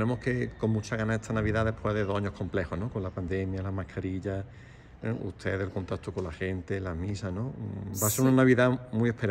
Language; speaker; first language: Spanish; native; Spanish